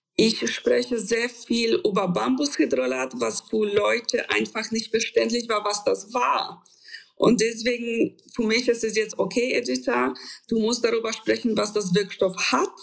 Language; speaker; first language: German; non-native, fluent; Polish